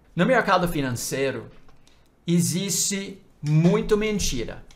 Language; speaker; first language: Portuguese; non-native, fluent; English